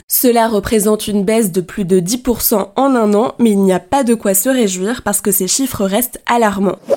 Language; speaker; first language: French; native; French